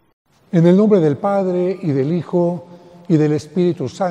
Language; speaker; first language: Spanish; native; Spanish